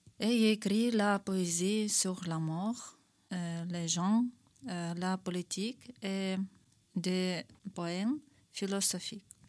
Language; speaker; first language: French; non-native, learner; Ukrainian